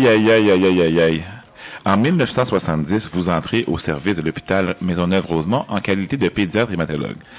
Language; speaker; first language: French; native; French